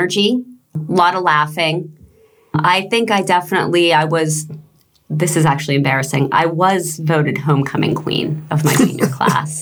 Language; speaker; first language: English; native; English